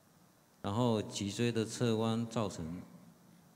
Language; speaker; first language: Chinese; native; Chinese